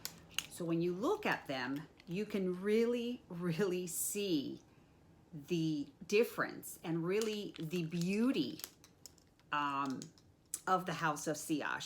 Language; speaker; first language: English; native; English